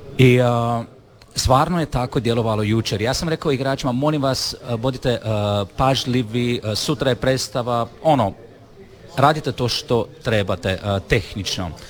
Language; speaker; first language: Croatian; non-native, fluent; Romanian